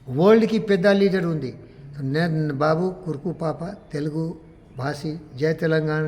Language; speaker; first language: Telugu; non-native, learner; Hindi